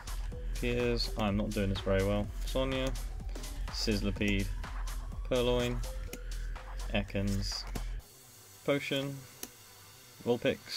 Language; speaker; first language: English; native; English